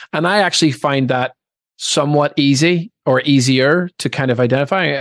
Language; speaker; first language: English; native; English